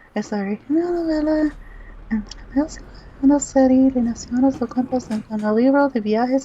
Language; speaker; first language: Spanish; non-native, fluent; English